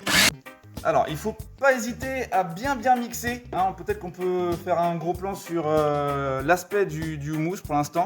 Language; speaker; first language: French; native; French